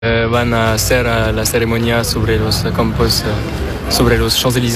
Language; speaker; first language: Spanish; non-native, learner; French